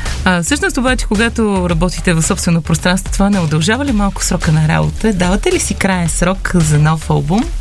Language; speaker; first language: Bulgarian; native; Bulgarian